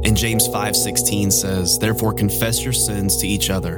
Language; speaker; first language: English; native; English